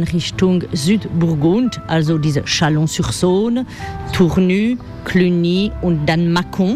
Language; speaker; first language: German; non-native, fluent; French